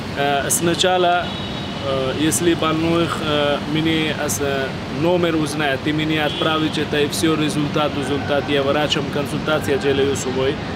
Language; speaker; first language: Russian; non-native, learner; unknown